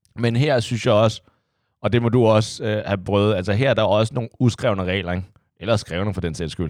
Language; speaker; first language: Danish; non-native, fluent; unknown